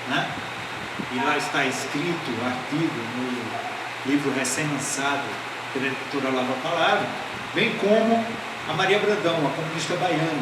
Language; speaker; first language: Portuguese; native; Portuguese